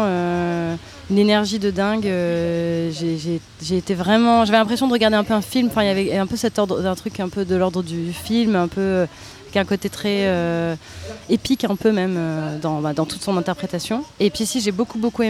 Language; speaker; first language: French; native; French